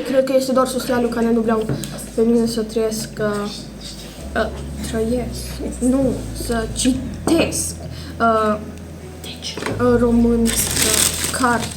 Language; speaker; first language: Romanian; early bilingual, heritage; Romanian